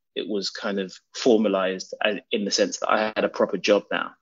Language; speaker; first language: English; native; English